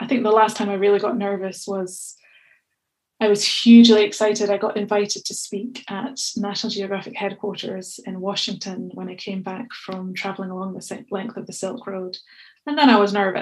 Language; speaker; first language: English; native; English